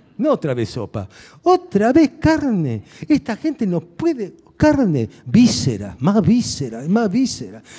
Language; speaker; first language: Spanish; early bilingual, other home language; Hungarian